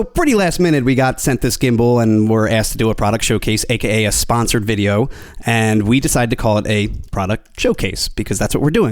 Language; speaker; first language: English; native; English